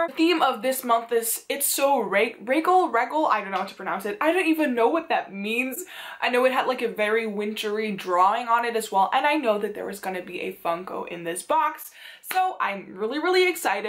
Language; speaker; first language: English; non-native, fluent; Dutch